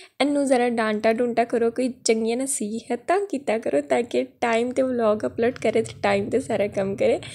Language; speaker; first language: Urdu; non-native, local second language; Punjabi